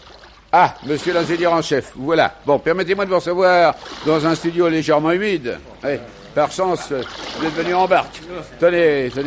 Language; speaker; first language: French; native; French